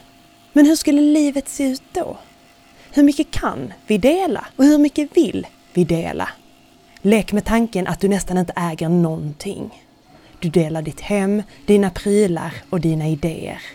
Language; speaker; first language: Swedish; native; Swedish